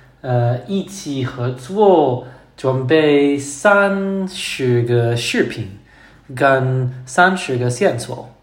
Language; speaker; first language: Chinese; non-native, learner; English